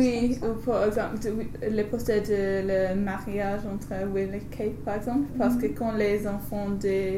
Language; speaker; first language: French; non-native, learner; English